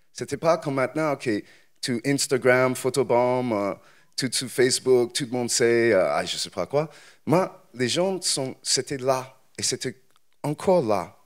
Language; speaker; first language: French; non-native, learner; English